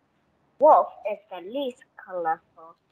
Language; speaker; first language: English; non-native, learner; Korean